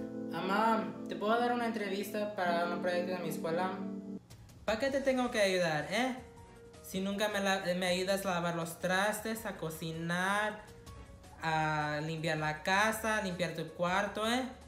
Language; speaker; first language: Spanish; early bilingual, heritage; Spanish